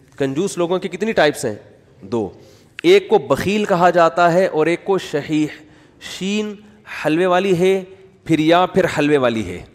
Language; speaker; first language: Urdu; native; Urdu